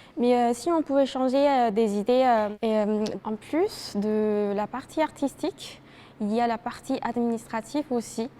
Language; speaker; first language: French; non-native, fluent; Korean